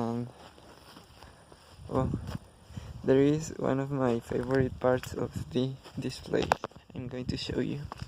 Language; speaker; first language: English; non-native, learner; Spanish